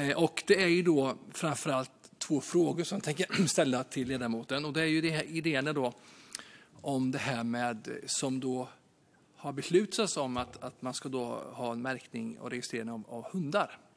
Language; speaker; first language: Swedish; native; Swedish